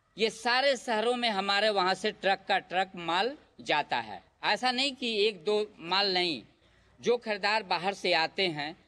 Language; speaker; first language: Hindi; native; Hindi